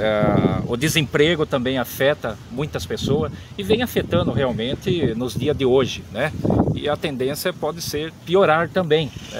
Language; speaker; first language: Portuguese; native; Portuguese